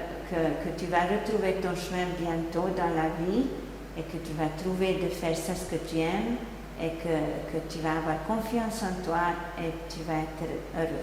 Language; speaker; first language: French; non-native, fluent; Hungarian